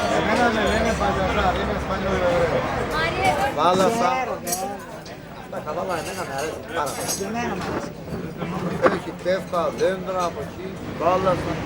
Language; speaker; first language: Greek; non-native, learner; Italian